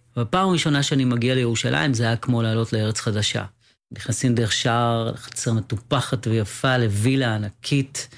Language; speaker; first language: Hebrew; native; Hebrew